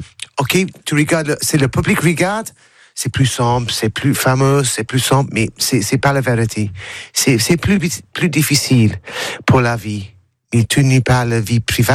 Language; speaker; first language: French; non-native, learner; English